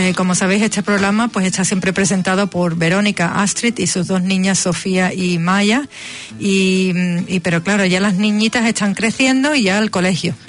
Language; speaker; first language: Spanish; native; Spanish